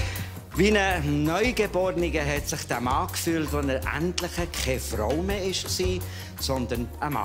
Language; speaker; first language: German; native; German